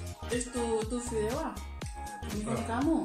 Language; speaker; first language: Spanish; non-native, learner; Indonesian